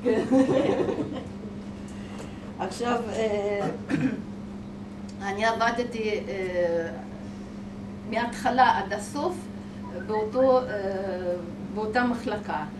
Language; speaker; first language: Hebrew; non-native, fluent; Russian